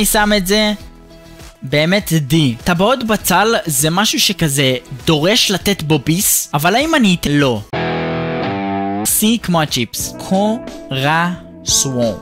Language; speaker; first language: Hebrew; native; Hebrew